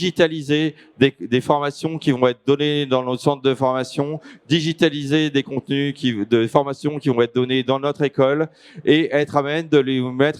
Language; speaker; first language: French; native; French